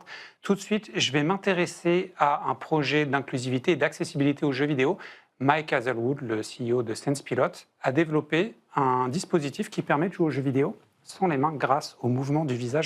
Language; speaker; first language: French; native; French